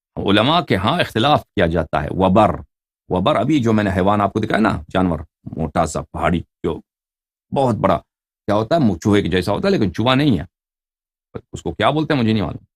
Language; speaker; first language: Urdu; non-native, fluent; Persian